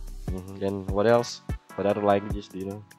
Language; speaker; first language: English; non-native, learner; Indonesian